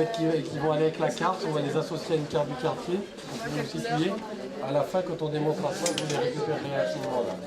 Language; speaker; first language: French; native; French